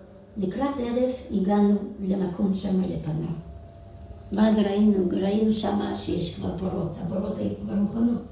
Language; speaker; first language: Hebrew; non-native, fluent; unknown